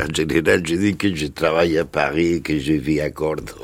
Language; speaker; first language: French; non-native, fluent; Spanish